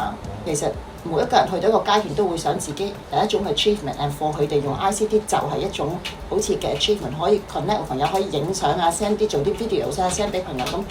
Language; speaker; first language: Cantonese; native; Cantonese